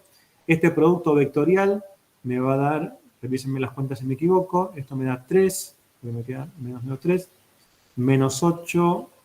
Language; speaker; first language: Spanish; native; Spanish